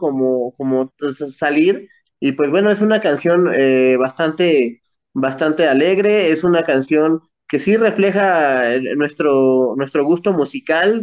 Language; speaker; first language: Spanish; native; Spanish